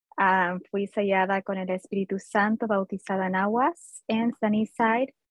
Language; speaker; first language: Spanish; early bilingual, heritage; Spanish